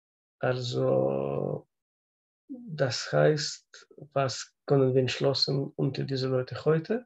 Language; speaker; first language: German; non-native, learner; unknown